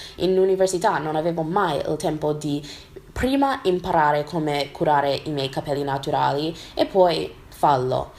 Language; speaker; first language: Italian; non-native, fluent; English